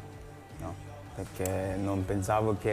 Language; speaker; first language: Italian; non-native, learner; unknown